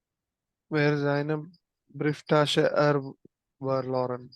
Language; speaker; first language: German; non-native, learner; Malayalam